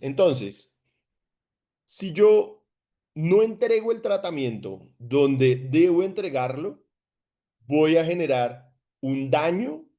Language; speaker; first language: Spanish; native; Spanish